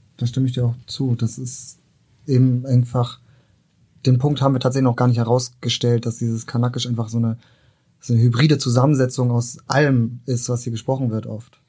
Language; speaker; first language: German; early bilingual, other home language; Turkish